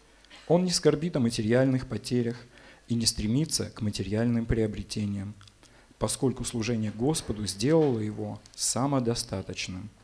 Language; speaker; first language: Russian; native; Russian